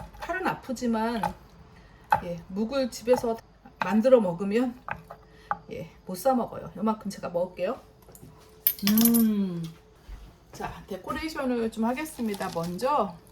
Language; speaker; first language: Korean; native; Korean